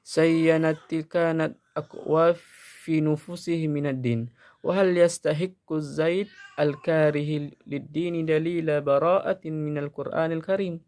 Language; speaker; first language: Arabic; non-native, learner; Indonesian